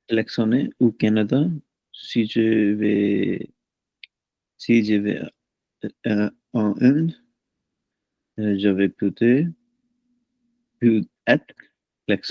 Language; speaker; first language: French; non-native, learner; Punjabi